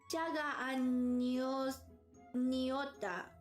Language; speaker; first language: Korean; non-native, learner; English